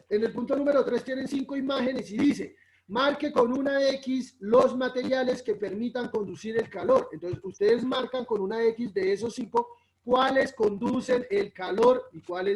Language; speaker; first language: Spanish; native; Spanish